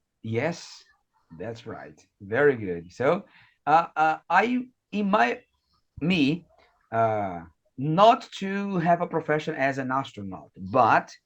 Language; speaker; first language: English; non-native, fluent; Portuguese